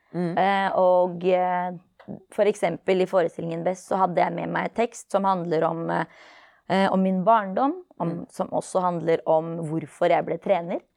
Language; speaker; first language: Norwegian; early bilingual, other home language; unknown